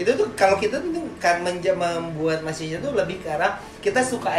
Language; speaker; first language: Indonesian; native; Indonesian